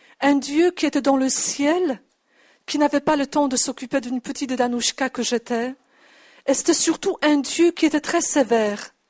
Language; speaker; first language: French; non-native, fluent; Polish